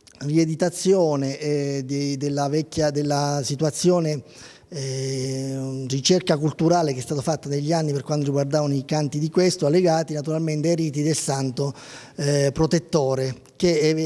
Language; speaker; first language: Italian; native; Italian